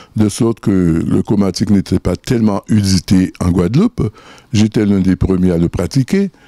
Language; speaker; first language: French; native; French